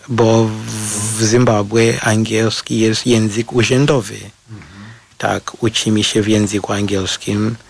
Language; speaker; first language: Polish; non-native, fluent; Shona